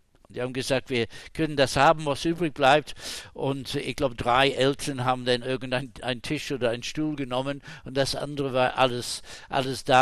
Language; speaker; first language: German; non-native, fluent; English